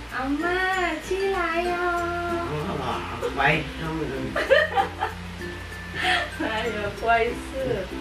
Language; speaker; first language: Chinese; non-native, learner; Indonesian